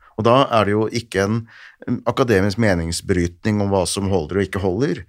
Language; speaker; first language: Norwegian; native; Norwegian